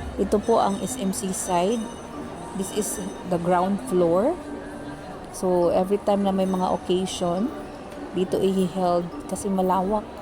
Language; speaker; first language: Filipino; non-native, local second language; Cebuano